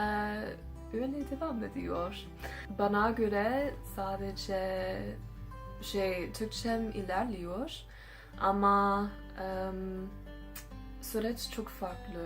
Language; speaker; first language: Turkish; non-native, learner; English